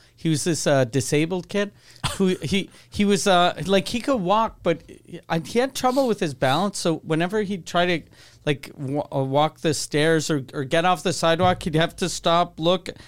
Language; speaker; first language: English; native; English